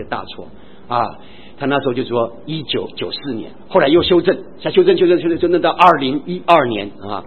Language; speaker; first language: Chinese; native; Chinese